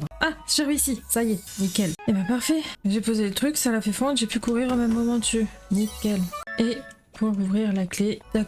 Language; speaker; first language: French; native; French